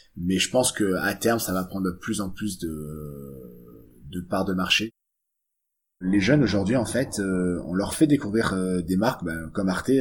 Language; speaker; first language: French; native; French